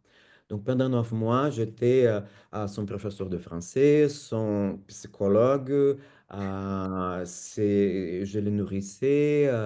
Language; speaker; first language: French; non-native, fluent; Portuguese